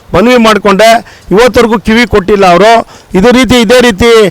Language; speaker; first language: Kannada; native; Kannada